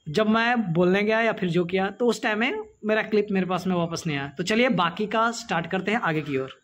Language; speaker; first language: Hindi; native; Hindi